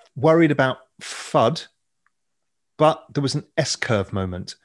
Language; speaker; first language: English; native; English